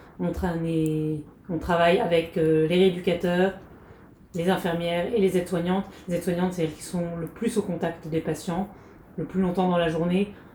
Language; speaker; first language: French; native; French